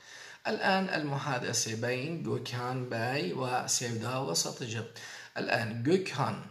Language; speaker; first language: Arabic; non-native, fluent; Turkish